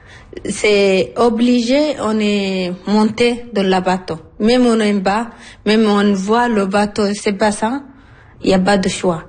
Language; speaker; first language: French; non-native, learner; Arabic